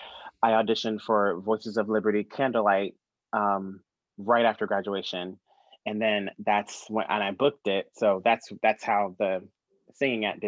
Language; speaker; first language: English; native; English